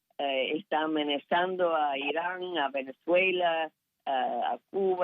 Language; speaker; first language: Spanish; non-native, fluent; English